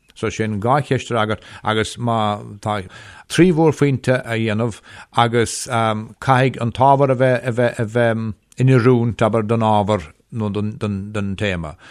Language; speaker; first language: Irish; native; Irish